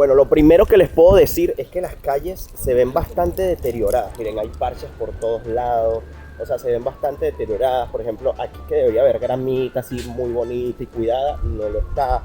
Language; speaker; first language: Spanish; native; Spanish